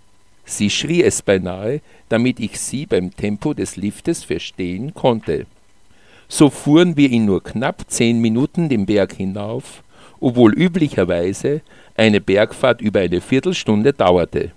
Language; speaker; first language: German; native; German